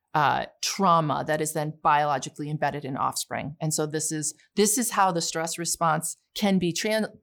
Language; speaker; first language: English; early bilingual, other home language; Polish